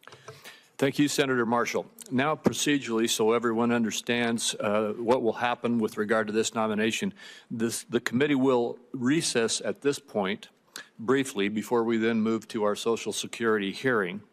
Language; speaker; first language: English; native; English